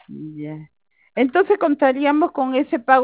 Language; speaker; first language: Spanish; native; Spanish